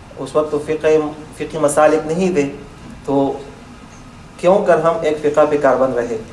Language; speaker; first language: Urdu; non-native, local second language; Pashto